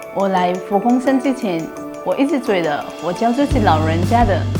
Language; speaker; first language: Chinese; non-native, fluent; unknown